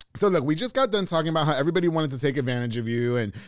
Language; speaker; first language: English; native; English